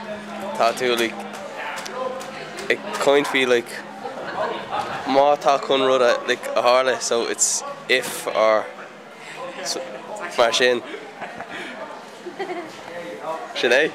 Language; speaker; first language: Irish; non-native, local second language; English